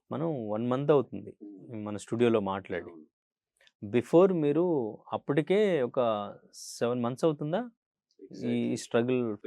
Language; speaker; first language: Telugu; native; Telugu